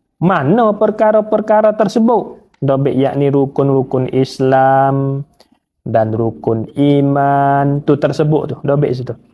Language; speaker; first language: Malay; native; Malay